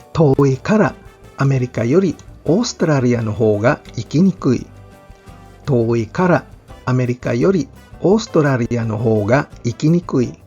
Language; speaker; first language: Japanese; non-native, fluent; Filipino